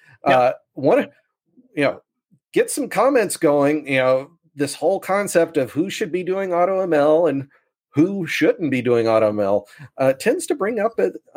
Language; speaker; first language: English; native; English